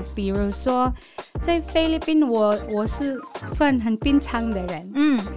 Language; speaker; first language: Chinese; non-native, fluent; Filipino